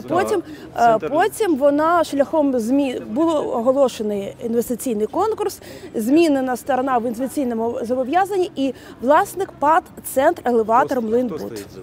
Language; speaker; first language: Ukrainian; native; Ukrainian